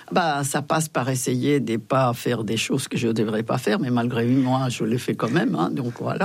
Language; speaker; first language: French; non-native, fluent; Spanish